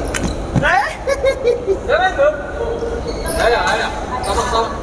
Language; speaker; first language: Chinese; early bilingual, heritage; Chinese